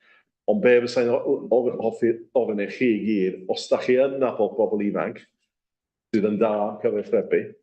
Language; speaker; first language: Welsh; native; Welsh